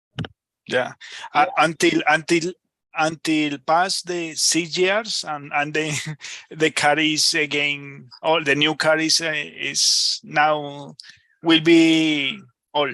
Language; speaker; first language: English; non-native, learner; Spanish